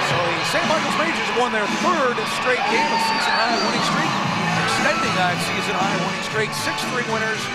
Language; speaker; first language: English; native; English